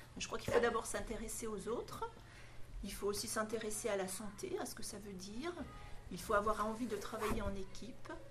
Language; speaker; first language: French; native; French